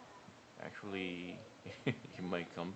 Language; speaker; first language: English; non-native, learner; Korean